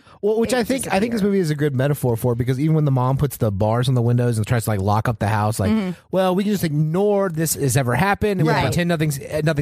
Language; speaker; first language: English; native; English